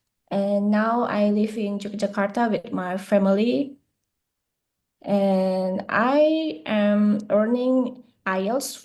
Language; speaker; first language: English; non-native, learner; Indonesian